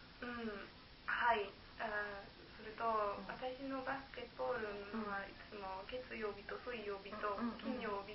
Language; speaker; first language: Japanese; non-native, learner; German